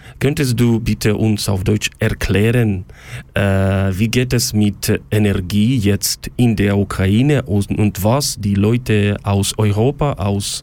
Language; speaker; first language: German; non-native, learner; Ukrainian